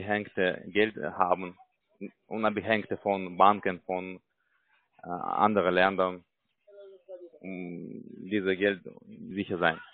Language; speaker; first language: German; non-native, learner; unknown